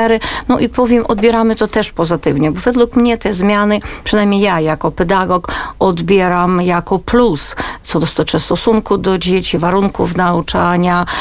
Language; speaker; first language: Polish; early bilingual, heritage; Polish